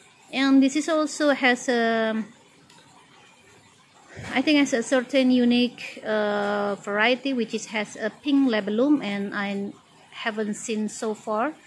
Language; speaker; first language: English; non-native, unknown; Indonesian